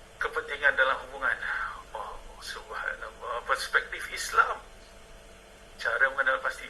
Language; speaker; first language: Malay; native; Malay